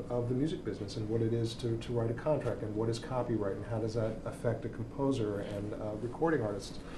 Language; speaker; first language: English; native; English